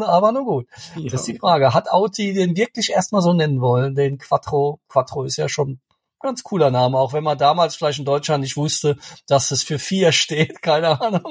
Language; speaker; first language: German; native; German